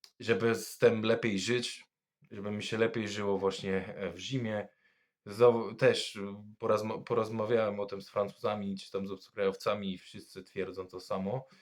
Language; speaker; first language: Polish; non-native, fluent; French